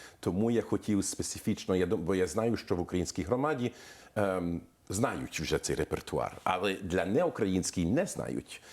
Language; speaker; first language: Ukrainian; early bilingual, heritage; Ukrainian